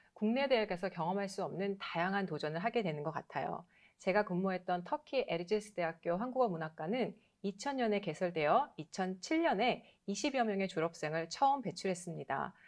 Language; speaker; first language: Korean; native; Korean